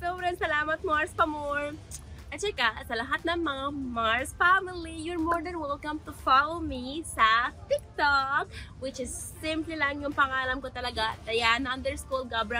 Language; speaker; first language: Filipino; non-native, learner; Arabic